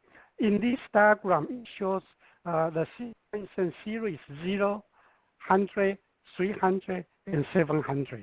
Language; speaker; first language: English; non-native, fluent; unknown